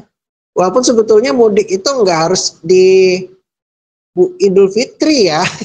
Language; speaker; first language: Indonesian; native; Indonesian